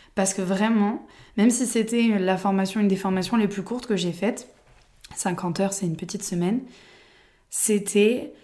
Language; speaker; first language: French; native; French